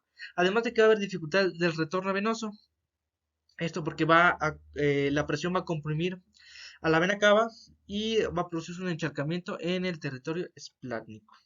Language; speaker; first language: Spanish; native; Spanish